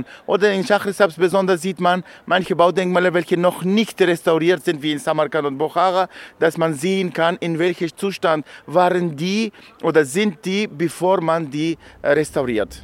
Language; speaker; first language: German; non-native, fluent; Uzbek